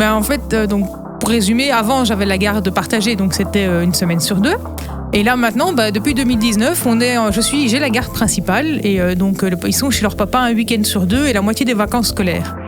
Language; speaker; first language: French; native; French